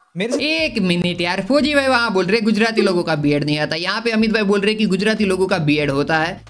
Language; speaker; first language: Hindi; non-native, local second language; Gujarati